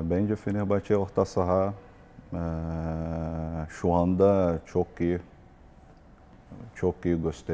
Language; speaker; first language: Turkish; non-native, learner; Portuguese